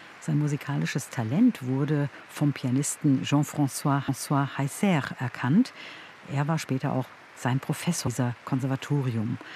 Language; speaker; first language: German; native; German